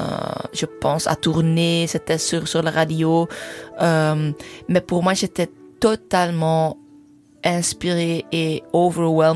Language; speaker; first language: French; non-native, learner; English